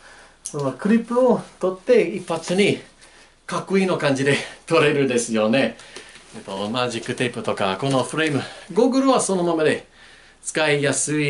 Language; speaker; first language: Japanese; non-native, learner; English